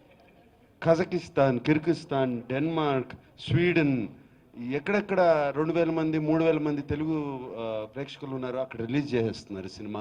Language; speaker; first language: Telugu; native; Telugu